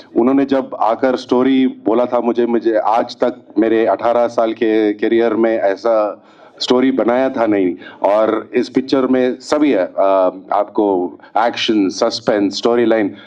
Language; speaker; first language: Hindi; non-native, fluent; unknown